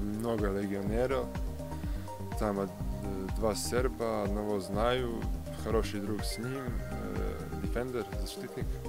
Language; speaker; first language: Russian; non-native, learner; Serbian